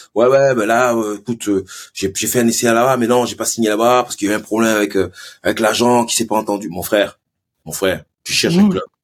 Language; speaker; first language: French; early bilingual, other home language; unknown